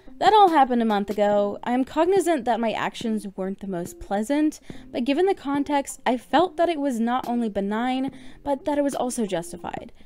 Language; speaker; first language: English; native; English